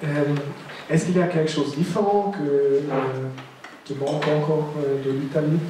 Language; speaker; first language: French; non-native, local second language; German